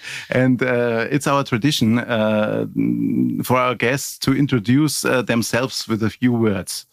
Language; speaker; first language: English; non-native, fluent; German